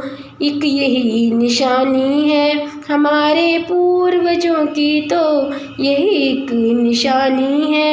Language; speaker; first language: Hindi; native; Hindi